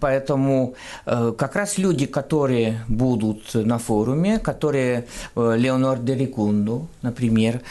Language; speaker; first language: Russian; non-native, fluent; French